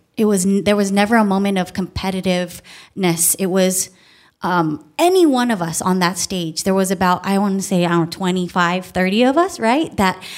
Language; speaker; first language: English; early bilingual, other home language; Filipino